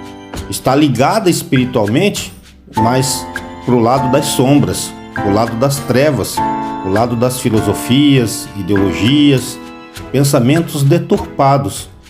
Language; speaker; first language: Portuguese; native; Portuguese